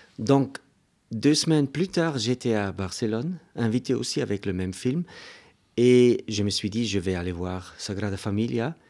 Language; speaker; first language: French; non-native, local second language; German